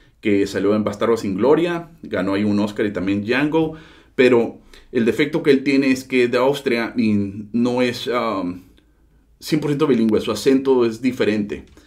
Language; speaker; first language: Spanish; early bilingual, heritage; Spanish